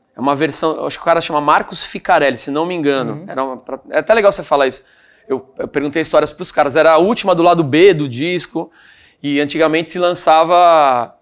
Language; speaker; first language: Portuguese; native; Portuguese